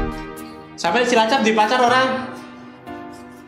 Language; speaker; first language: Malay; non-native, local second language; Javanese